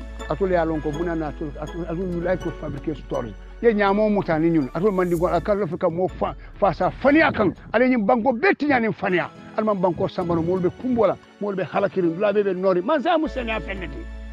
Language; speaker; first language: English; non-native, local second language; Mandingo